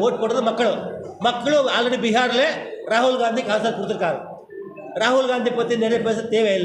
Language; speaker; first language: Tamil; non-native, learner; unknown